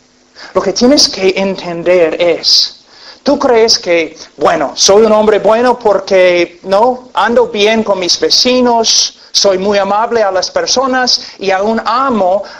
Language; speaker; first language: Spanish; non-native, fluent; English